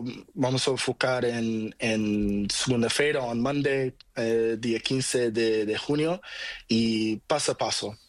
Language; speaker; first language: Spanish; non-native, learner; Portuguese